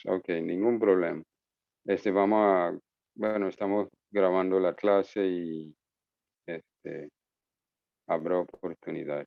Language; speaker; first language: Spanish; non-native, fluent; English